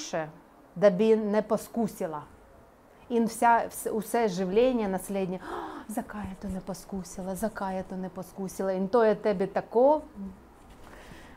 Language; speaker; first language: Slovenian; non-native, learner; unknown